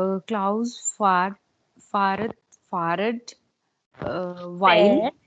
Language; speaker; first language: German; non-native, learner; Hindi